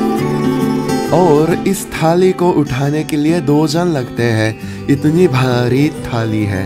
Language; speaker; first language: Hindi; non-native, fluent; Japanese